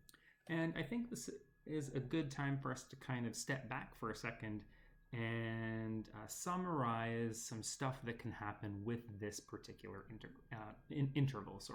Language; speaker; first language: English; native; English